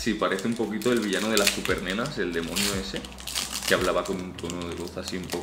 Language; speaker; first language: Spanish; native; Spanish